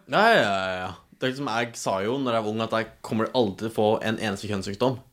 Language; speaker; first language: Norwegian; native; Norwegian